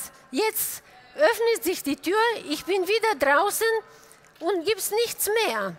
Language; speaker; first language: German; non-native, fluent; Bulgarian